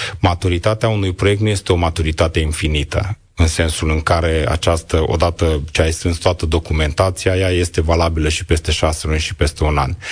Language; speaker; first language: Romanian; non-native, local second language; Hungarian